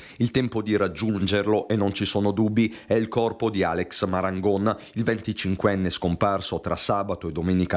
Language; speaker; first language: Italian; native; Italian